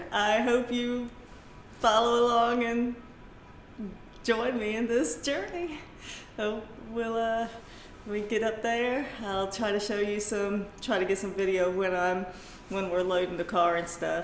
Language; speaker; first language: English; native; English